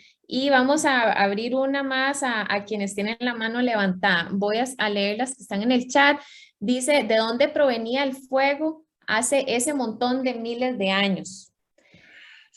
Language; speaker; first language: Spanish; native; Spanish